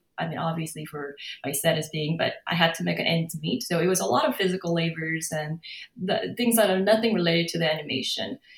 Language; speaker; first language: English; non-native, fluent; Korean